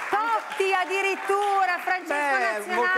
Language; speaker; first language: Italian; native; Italian